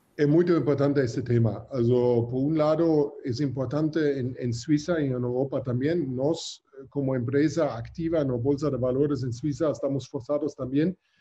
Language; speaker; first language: Portuguese; non-native, fluent; German